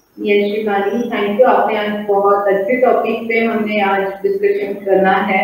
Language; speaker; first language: Hindi; non-native, local second language; Marathi